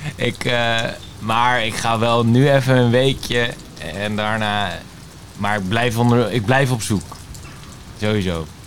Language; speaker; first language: Dutch; native; Dutch